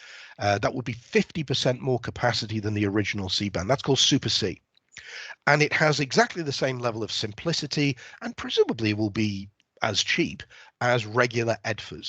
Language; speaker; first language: English; native; English